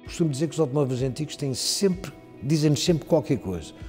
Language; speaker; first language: Portuguese; native; Portuguese